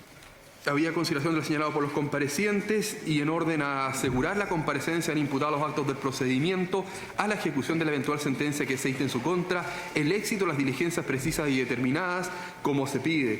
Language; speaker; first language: Spanish; native; Spanish